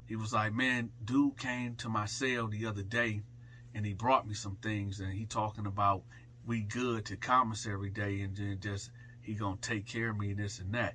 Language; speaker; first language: English; native; English